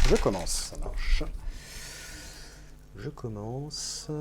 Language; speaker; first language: French; native; French